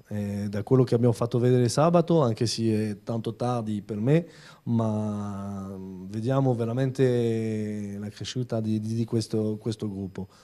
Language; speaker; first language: Italian; non-native, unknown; French